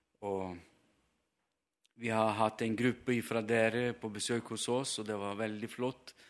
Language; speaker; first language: Norwegian; non-native, fluent; Ukrainian